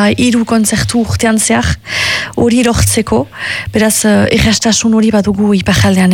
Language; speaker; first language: Basque; native; Basque